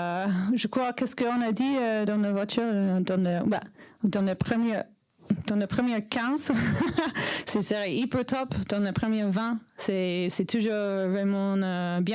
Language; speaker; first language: French; non-native, learner; English